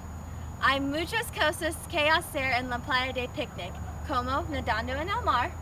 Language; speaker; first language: Spanish; non-native, learner; English